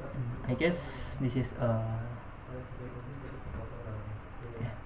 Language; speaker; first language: English; non-native, learner; Indonesian